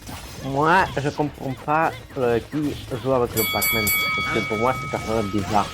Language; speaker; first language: French; non-native, learner; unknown